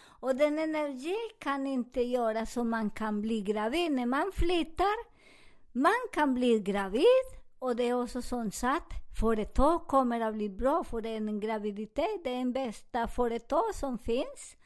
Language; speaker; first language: Swedish; non-native, learner; Spanish